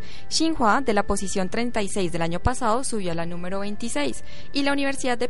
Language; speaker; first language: Spanish; native; Spanish